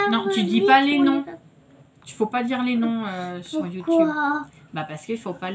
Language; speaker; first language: French; native; French